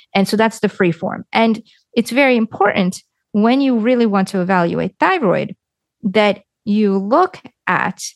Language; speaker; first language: English; early bilingual, other home language; Lithuanian